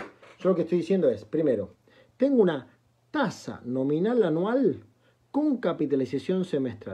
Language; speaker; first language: Spanish; native; Spanish